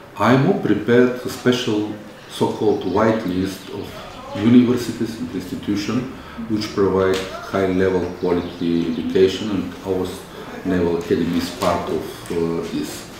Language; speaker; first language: English; non-native, fluent; Bulgarian